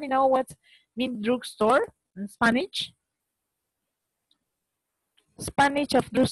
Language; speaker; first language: English; non-native, learner; Spanish